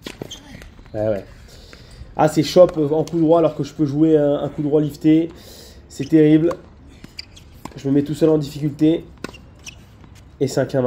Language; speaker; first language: French; native; French